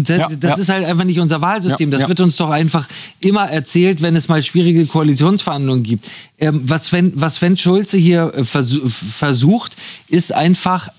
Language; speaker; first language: German; native; German